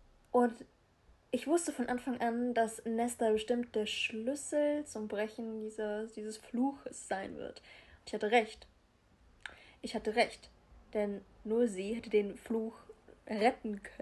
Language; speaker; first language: German; native; German